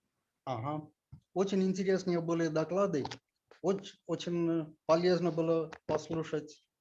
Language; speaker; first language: Russian; non-native, fluent; Telugu